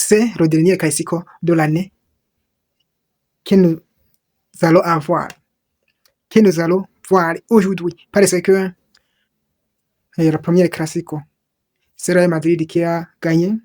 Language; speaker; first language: French; non-native, local second language; Kinyarwanda